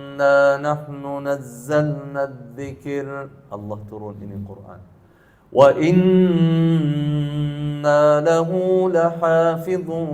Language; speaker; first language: Malay; non-native, learner; Arabic